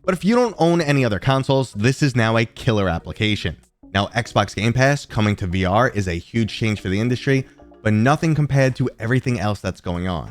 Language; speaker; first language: English; native; English